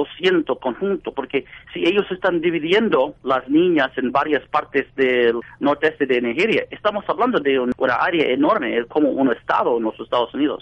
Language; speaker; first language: Spanish; non-native, fluent; English